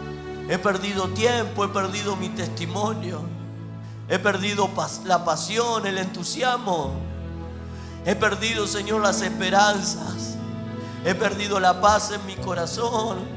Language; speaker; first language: Spanish; native; Spanish